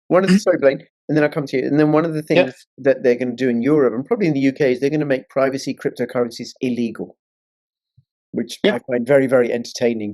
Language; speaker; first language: English; native; English